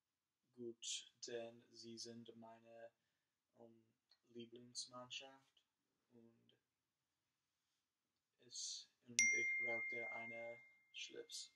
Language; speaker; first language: German; non-native, learner; English